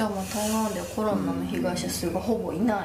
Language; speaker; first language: Japanese; native; Japanese